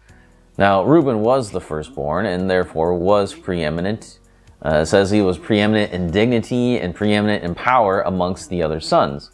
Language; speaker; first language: English; native; English